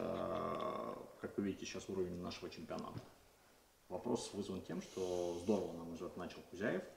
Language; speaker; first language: Russian; native; Russian